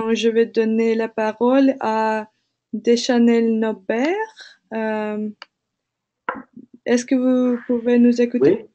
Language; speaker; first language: French; non-native, fluent; English